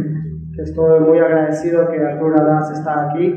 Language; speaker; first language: Spanish; native; Spanish